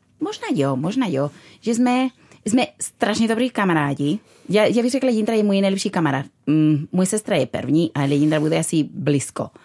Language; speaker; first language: Czech; non-native, fluent; Spanish